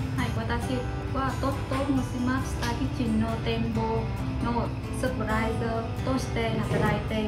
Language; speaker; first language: Japanese; non-native, learner; Vietnamese